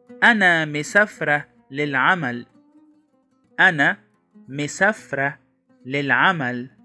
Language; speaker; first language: Arabic; non-native, fluent; Portuguese